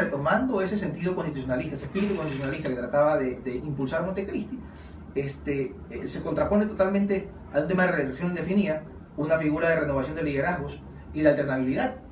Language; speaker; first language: Spanish; native; Spanish